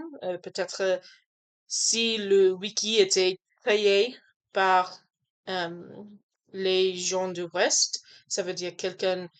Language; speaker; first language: French; non-native, learner; English